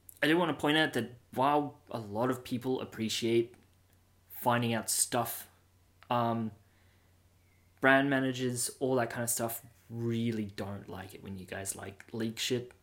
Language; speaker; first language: English; native; English